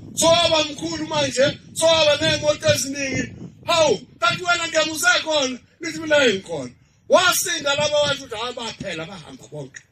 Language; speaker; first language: Zulu; native; Zulu